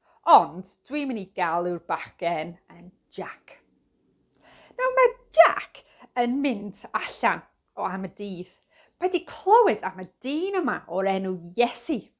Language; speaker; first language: Welsh; non-native, fluent; English